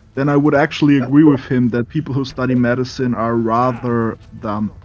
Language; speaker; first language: English; non-native, fluent; German